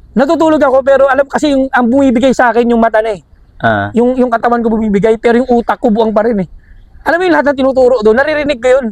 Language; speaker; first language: Filipino; native; Filipino